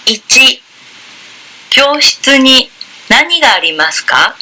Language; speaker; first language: Japanese; non-native, learner; Indonesian